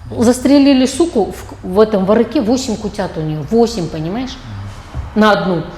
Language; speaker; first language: Russian; non-native, local second language; Kazakh